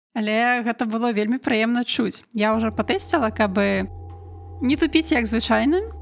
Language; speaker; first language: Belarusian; non-native, local second language; Russian